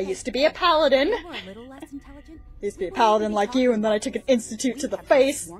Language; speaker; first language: English; native; English